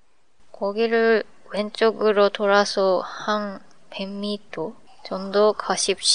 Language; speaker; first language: Korean; non-native, learner; Japanese